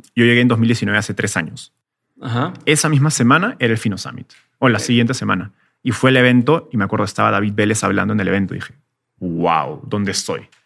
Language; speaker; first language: Spanish; native; Spanish